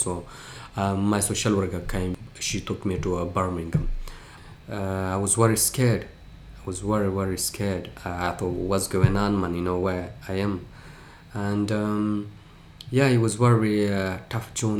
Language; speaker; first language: English; early bilingual, other home language; Persian